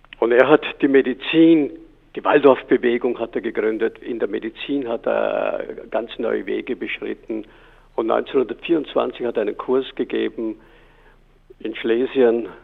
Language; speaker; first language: German; native; German